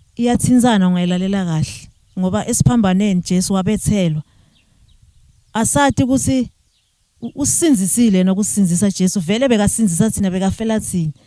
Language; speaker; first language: Zulu; non-native, local second language; Swati